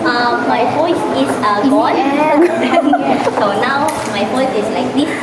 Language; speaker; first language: English; non-native, learner; Indonesian